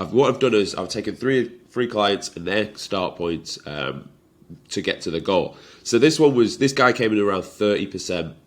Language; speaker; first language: English; native; English